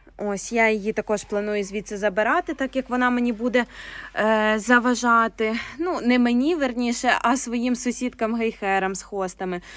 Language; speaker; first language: Ukrainian; non-native, local second language; Russian